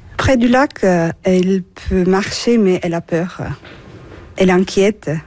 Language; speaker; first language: French; non-native, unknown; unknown